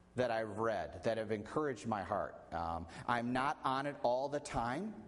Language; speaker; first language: English; native; English